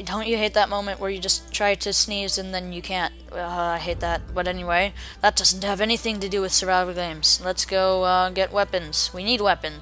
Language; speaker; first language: English; native; English